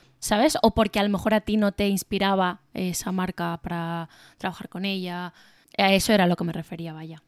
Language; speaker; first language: Spanish; native; Spanish